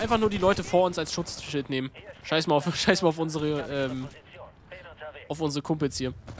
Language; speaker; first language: German; native; German